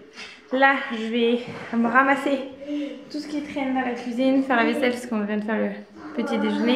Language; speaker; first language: French; native; French